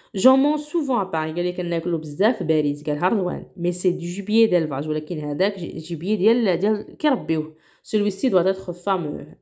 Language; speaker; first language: French; non-native, local second language; Arabic